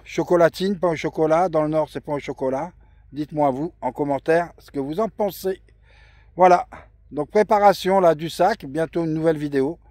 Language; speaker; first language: French; native; French